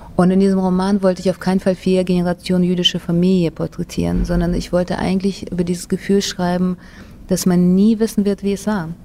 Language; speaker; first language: German; early bilingual, other home language; Russian